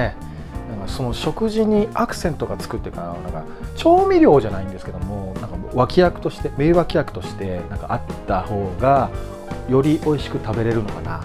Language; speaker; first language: Japanese; native; Japanese